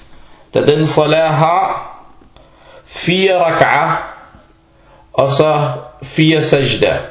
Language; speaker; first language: Danish; early bilingual, other home language; Arabic